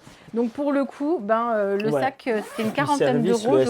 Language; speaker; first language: French; native; French